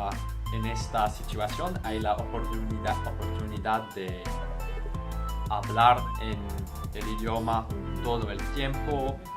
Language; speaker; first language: Spanish; non-native, learner; English